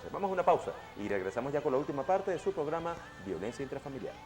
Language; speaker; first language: Spanish; native; Spanish